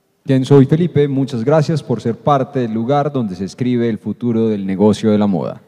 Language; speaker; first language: Spanish; native; Spanish